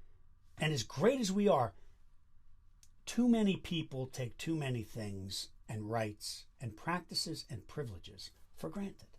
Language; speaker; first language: English; native; English